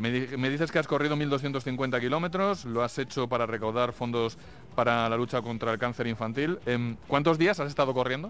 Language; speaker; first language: Spanish; native; Spanish